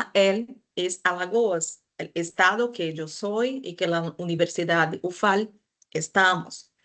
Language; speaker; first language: Spanish; non-native, fluent; Portuguese